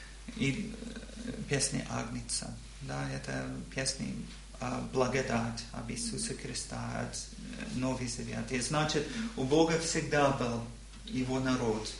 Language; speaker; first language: Russian; non-native, learner; English